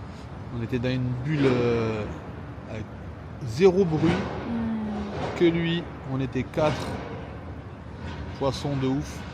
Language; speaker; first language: French; native; French